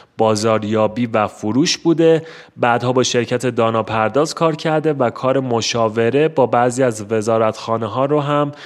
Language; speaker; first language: Persian; native; Persian